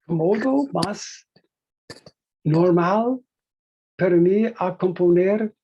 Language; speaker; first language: Spanish; non-native, learner; English